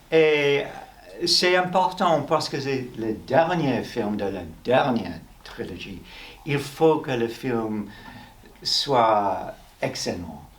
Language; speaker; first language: French; non-native, learner; English